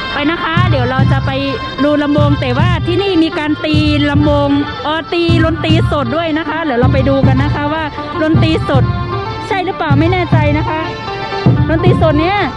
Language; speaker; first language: Thai; non-native, fluent; Khün